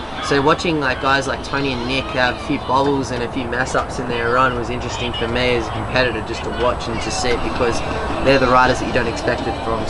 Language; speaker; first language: English; native; English